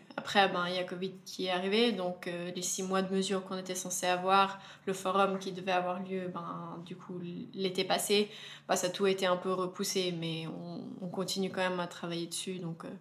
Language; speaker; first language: French; native; French